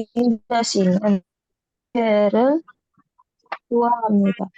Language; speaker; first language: Korean; non-native, learner; Indonesian